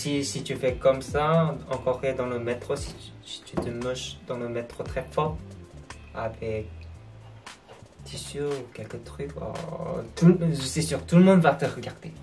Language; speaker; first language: French; non-native, learner; Korean